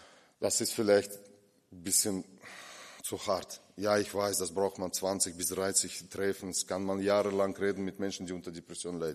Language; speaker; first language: German; non-native, fluent; Russian